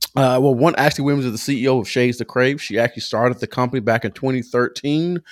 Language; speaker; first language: English; native; English